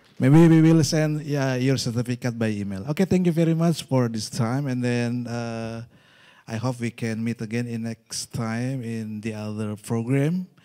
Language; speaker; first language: English; non-native, local second language; Indonesian